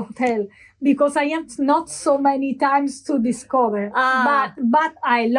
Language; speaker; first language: English; non-native, learner; Italian